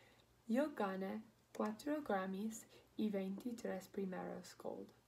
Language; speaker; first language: Spanish; non-native, learner; English